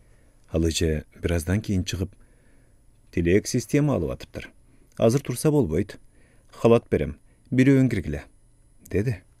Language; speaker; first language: Kyrgyz; native; Kyrgyz